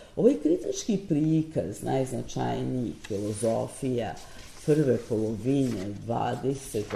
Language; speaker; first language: Serbian; native; Serbian